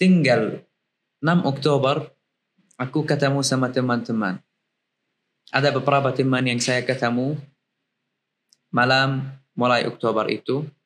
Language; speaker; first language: Indonesian; non-native, learner; Arabic